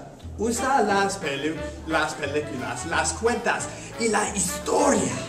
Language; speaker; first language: Spanish; non-native, learner; English